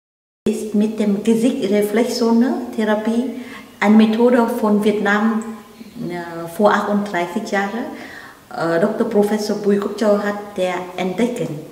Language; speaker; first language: German; non-native, learner; Vietnamese